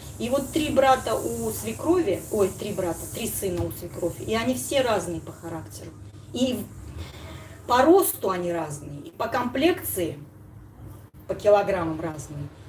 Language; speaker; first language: Russian; native; Russian